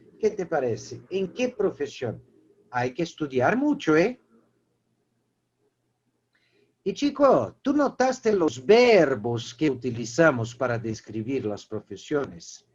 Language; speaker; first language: Spanish; non-native, fluent; Portuguese